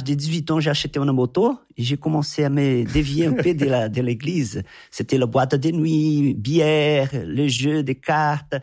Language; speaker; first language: French; non-native, fluent; Portuguese